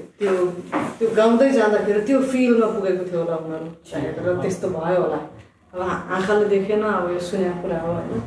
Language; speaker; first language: Nepali; non-native, local second language; Limbu